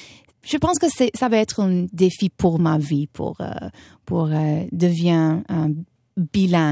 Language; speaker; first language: French; non-native, fluent; English